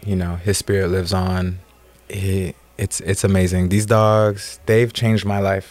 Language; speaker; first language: English; native; English